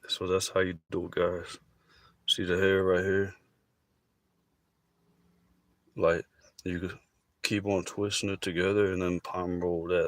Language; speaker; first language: English; native; English